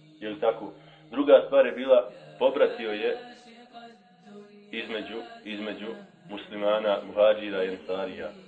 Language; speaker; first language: Bosnian; native; Bosnian